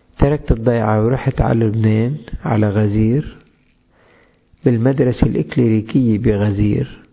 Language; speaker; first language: Arabic; native; Arabic